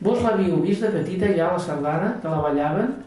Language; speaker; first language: Catalan; native; Catalan